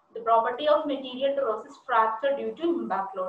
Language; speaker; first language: English; non-native, local second language; Malayalam